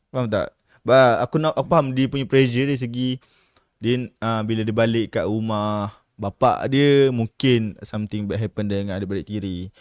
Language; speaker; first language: Malay; native; Malay